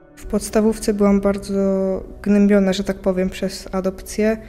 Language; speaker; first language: Polish; native; Polish